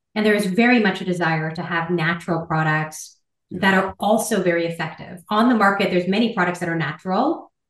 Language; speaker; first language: English; native; English